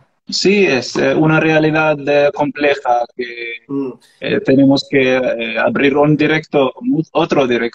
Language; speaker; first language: Spanish; non-native, learner; Arabic